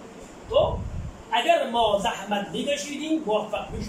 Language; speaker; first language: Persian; non-native, fluent; Urdu